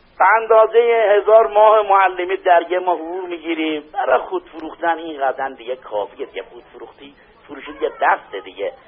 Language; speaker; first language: Persian; non-native, local second language; Azerbaijani